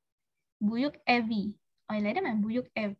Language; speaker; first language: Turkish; non-native, learner; Indonesian